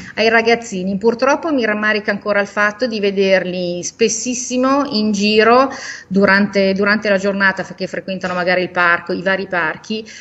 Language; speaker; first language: Italian; native; Italian